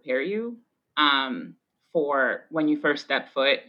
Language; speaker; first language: English; early bilingual, other home language; Spanish